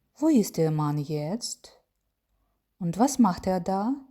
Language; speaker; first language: German; non-native, fluent; Ukrainian